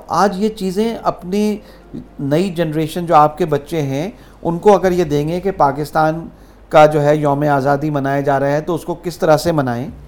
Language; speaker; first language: Urdu; native; Urdu